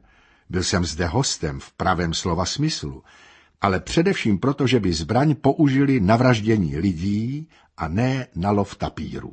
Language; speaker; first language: Czech; native; Czech